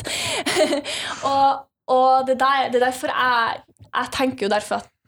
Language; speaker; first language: Norwegian; native; Norwegian